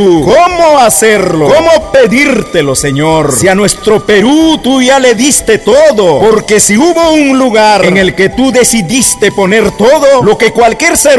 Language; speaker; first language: Spanish; native; Spanish